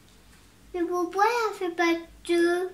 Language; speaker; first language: French; native; French